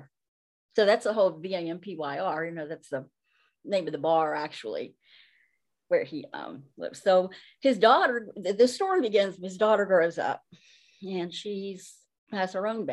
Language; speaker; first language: English; native; English